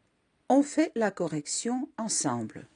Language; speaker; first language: French; non-native, fluent; Ukrainian